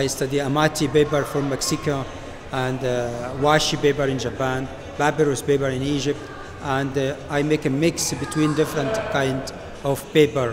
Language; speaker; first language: English; non-native, learner; Arabic